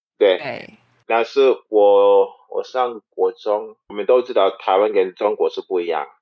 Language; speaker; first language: Chinese; non-native, learner; English